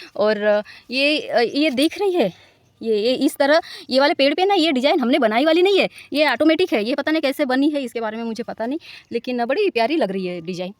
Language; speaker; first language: Hindi; non-native, local second language; Marathi